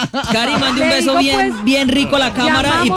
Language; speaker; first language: Spanish; native; Spanish